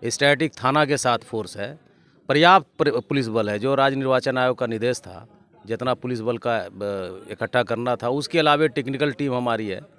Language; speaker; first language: Hindi; native; Hindi